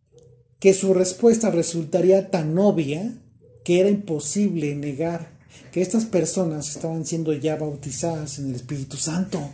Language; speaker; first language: Spanish; native; Spanish